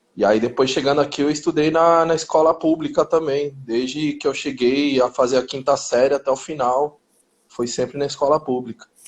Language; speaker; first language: Portuguese; early bilingual, other home language; Spanish